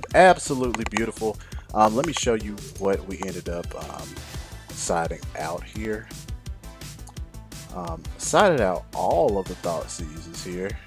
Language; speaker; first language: English; native; English